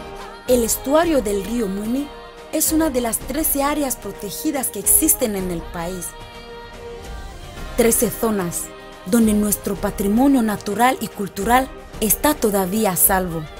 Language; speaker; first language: Spanish; native; Spanish